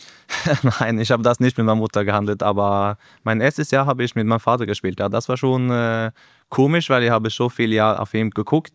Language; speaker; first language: German; non-native, learner; Norwegian